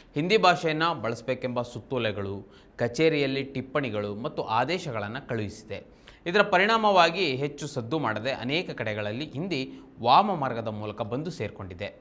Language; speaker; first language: Kannada; native; Kannada